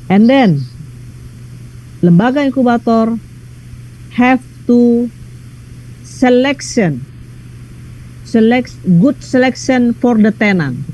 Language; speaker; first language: English; non-native, learner; Indonesian